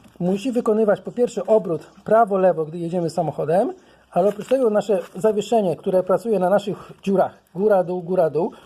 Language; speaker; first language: Polish; native; Polish